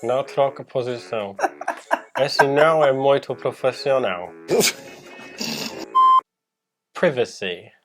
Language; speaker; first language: Portuguese; non-native, fluent; English